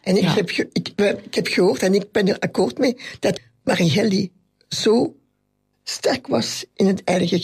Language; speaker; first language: Dutch; non-native, local second language; French